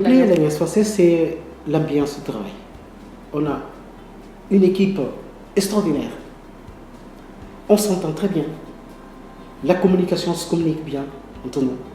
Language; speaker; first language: French; non-native, learner; Portuguese